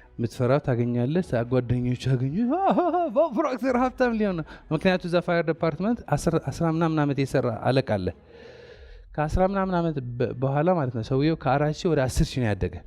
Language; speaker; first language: Amharic; non-native, local second language; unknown